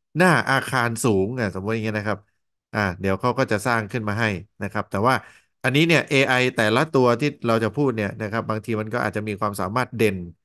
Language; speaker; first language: Thai; native; Thai